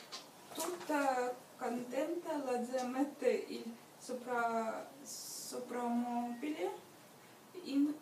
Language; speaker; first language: Italian; non-native, learner; Russian